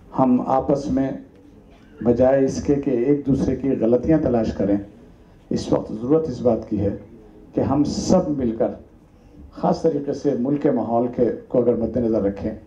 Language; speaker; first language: Urdu; native; Urdu